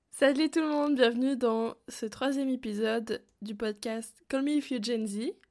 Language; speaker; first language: French; native; French